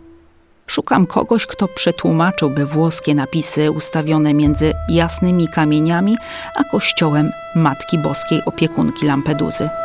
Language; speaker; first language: Polish; native; Polish